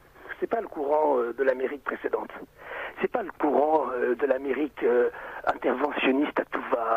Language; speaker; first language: French; native; French